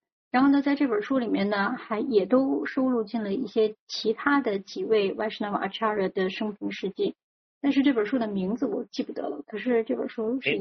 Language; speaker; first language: Chinese; native; Chinese